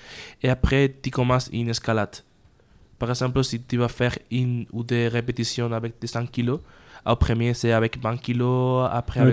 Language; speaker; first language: French; non-native, learner; Spanish